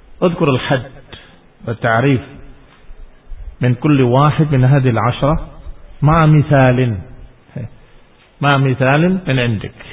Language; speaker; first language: Arabic; non-native, fluent; Indonesian